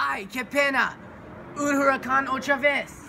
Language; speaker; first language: Spanish; non-native, learner; English